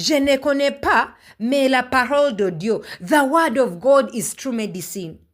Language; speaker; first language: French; non-native, learner; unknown